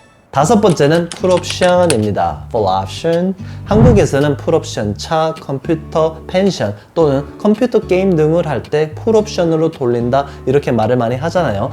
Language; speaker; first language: Korean; native; Korean